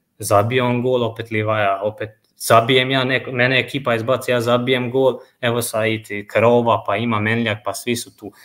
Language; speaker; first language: Croatian; non-native, fluent; Albanian